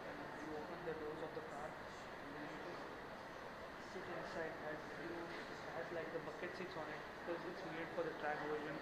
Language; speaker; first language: English; non-native, fluent; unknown